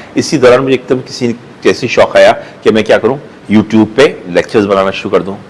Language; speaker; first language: Urdu; native; Urdu